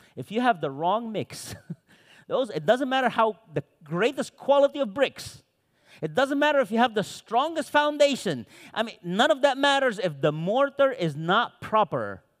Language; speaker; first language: English; non-native, fluent; Arabic